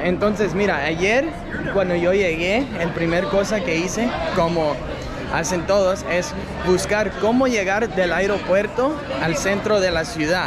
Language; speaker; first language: Spanish; non-native, fluent; English